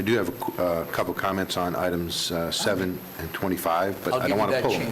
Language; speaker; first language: English; native; English